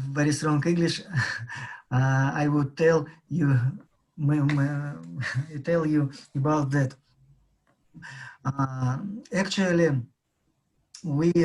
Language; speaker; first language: English; non-native, learner; Russian